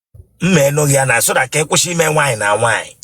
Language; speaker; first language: Igbo; native; Igbo